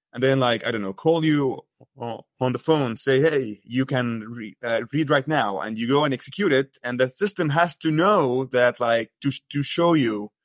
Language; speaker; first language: English; non-native, fluent; Arabic